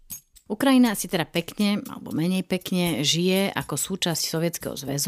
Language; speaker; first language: Slovak; native; Slovak